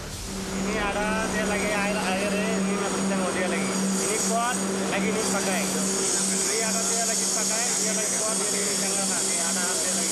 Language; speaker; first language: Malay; non-native, learner; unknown